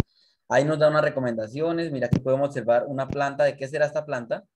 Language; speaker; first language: Spanish; native; Spanish